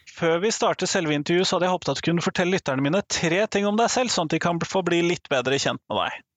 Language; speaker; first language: Norwegian; native; Norwegian